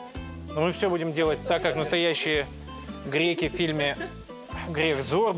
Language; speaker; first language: Russian; native; Russian